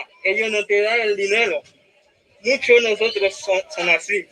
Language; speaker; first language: Spanish; non-native, learner; Haitian Creole